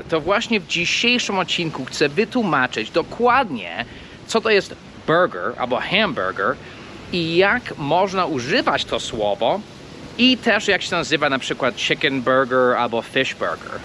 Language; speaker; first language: Polish; non-native, fluent; English